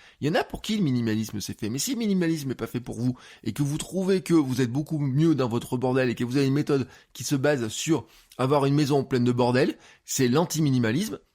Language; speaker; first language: French; native; French